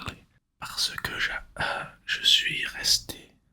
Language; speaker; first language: French; non-native, learner; English